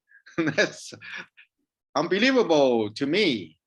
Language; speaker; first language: English; non-native, learner; Chinese